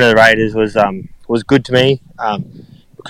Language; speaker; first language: English; native; English